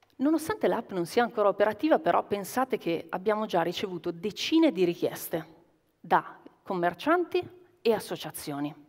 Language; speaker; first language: Italian; native; Italian